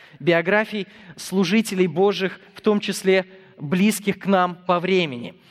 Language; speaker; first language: Russian; non-native, fluent; English